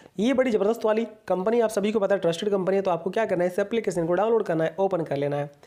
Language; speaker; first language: Hindi; native; Hindi